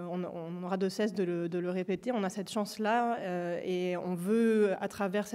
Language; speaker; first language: French; native; French